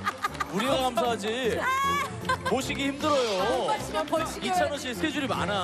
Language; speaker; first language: Korean; native; Korean